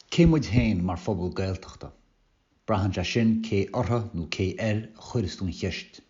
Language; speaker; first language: Irish; native; Irish